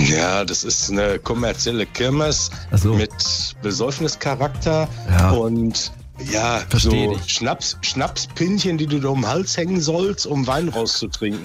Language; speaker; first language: German; native; German